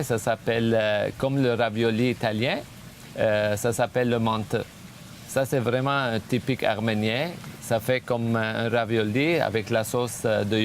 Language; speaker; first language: French; non-native, fluent; Armenian